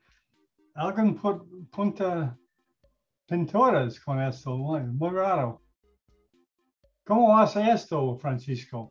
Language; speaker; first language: Spanish; non-native, learner; English